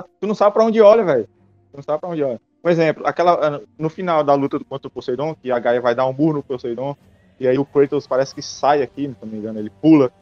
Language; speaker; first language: Portuguese; native; Portuguese